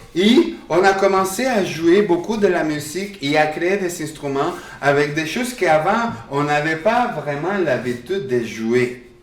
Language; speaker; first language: French; non-native, fluent; Spanish